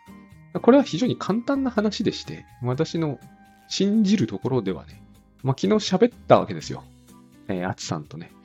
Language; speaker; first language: Japanese; native; Japanese